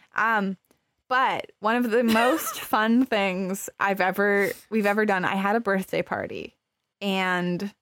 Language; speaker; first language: English; native; English